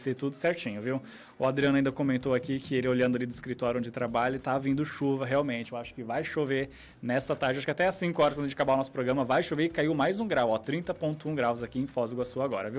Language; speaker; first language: Portuguese; native; Portuguese